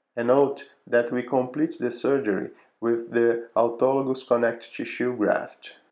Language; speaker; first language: English; non-native, fluent; Portuguese